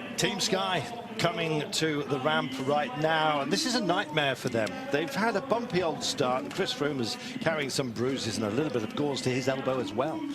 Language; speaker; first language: English; native; English